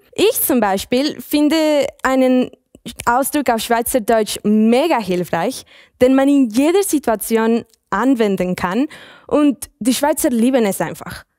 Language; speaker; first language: German; non-native, fluent; Spanish